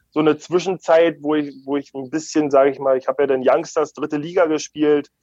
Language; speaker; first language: German; native; German